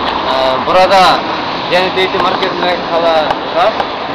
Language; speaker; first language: Turkish; non-native, learner; Kyrgyz